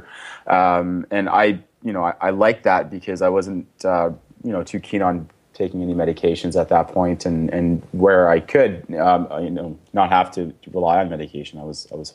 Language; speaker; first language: English; native; English